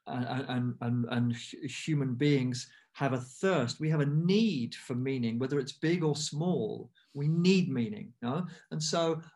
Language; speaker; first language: English; native; English